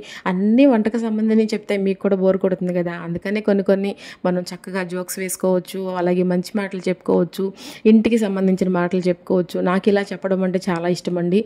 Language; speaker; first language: Telugu; native; Telugu